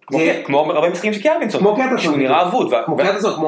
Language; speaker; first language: Hebrew; native; Hebrew